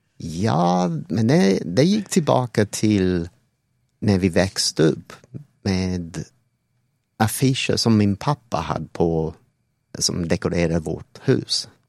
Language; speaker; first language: Swedish; non-native, fluent; English